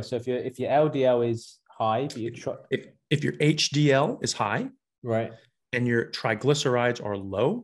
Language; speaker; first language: English; native; English